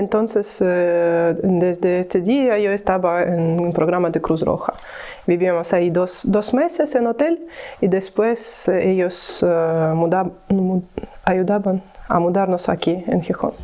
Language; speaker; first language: Spanish; non-native, learner; Ukrainian